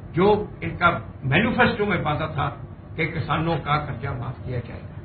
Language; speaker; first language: Hindi; non-native, local second language; Punjabi